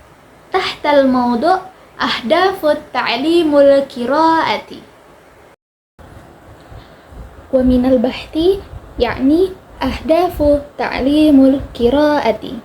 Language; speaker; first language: Arabic; non-native, learner; Indonesian